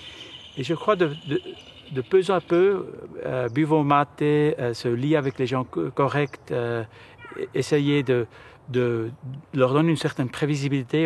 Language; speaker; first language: French; early bilingual, heritage; Spanish